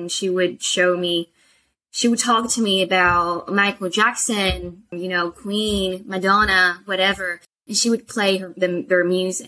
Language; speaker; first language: English; non-native, fluent; Spanish